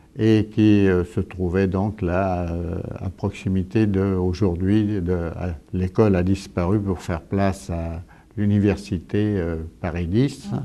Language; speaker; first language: French; early bilingual, other home language; Italian